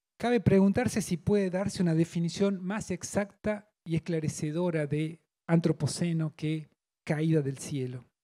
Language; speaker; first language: Spanish; native; Spanish